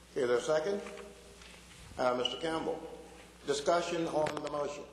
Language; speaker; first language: English; native; English